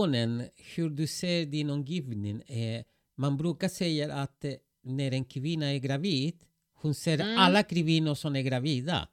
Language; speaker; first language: Swedish; non-native, fluent; Spanish